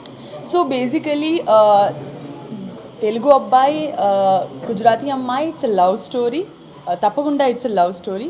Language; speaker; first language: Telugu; non-native, learner; Gujarati